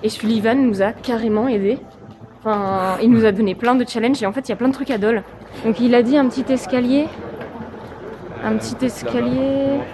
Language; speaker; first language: French; native; French